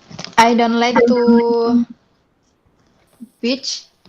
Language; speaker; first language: English; non-native, learner; Indonesian